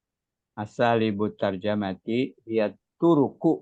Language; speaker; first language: Arabic; non-native, fluent; Indonesian